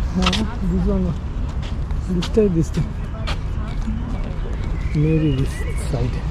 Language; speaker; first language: English; non-native, local second language; Bangla